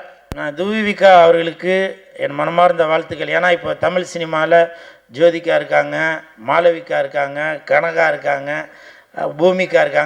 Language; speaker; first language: Tamil; native; Tamil